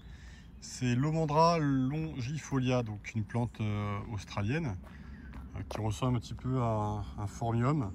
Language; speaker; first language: French; native; French